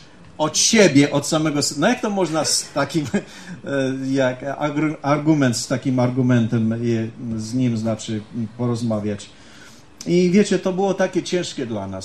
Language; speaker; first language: Polish; early bilingual, heritage; Polish